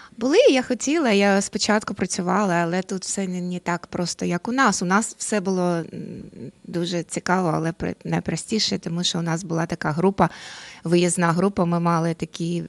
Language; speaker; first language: Ukrainian; non-native, local second language; Russian